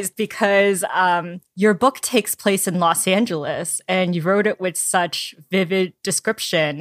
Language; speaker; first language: English; native; English